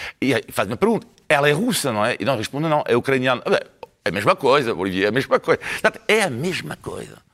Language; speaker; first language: Portuguese; non-native, fluent; French